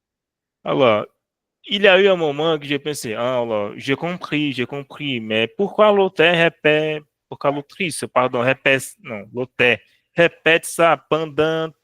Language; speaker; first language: French; non-native, fluent; Portuguese